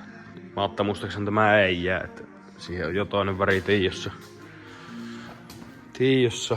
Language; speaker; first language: Finnish; native; Finnish